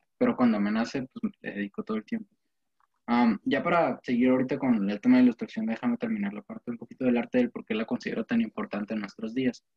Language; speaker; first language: Spanish; native; Spanish